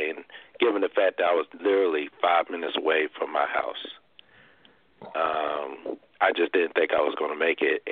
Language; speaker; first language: English; native; English